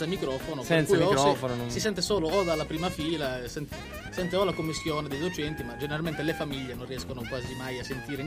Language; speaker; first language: Italian; native; Italian